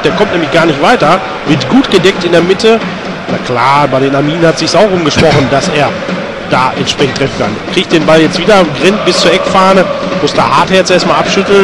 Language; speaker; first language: German; native; German